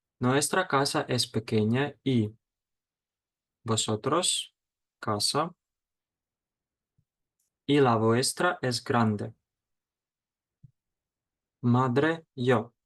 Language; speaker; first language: Spanish; non-native, fluent; Ukrainian